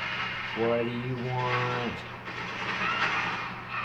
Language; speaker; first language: English; native; English